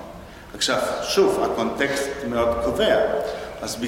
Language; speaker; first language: Hebrew; non-native, fluent; Spanish